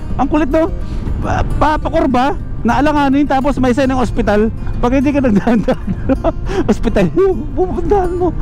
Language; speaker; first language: Filipino; non-native, local second language; Aklanon